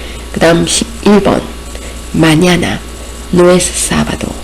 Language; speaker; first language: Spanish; non-native, fluent; Korean